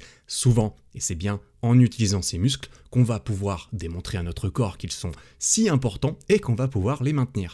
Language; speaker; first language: French; native; French